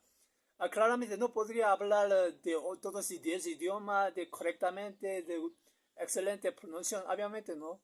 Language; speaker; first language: Spanish; non-native, learner; Korean